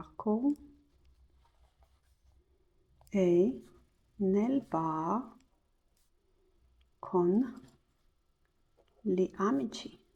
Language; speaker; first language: Italian; non-native, learner; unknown